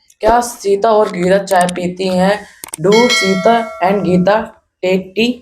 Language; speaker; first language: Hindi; native; Hindi